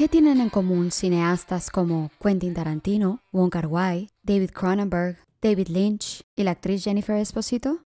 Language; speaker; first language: Spanish; native; Spanish